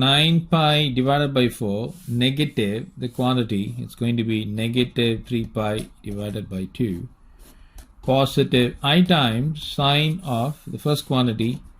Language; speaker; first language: English; non-native, local second language; Tamil